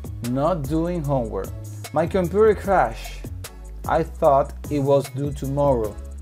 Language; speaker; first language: English; non-native, fluent; Spanish